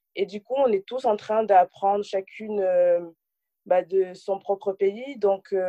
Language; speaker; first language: French; native; French